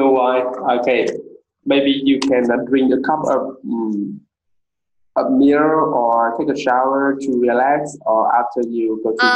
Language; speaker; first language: English; non-native, learner; Vietnamese